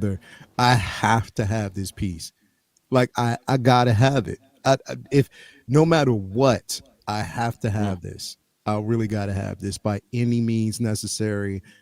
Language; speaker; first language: English; native; English